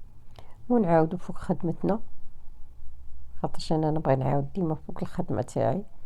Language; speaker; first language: Arabic; native; Arabic